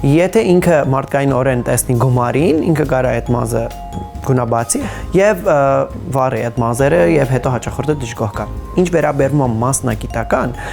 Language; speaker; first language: Armenian; native; Armenian